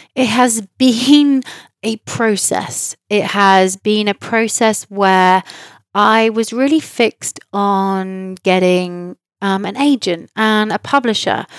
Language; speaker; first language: English; native; English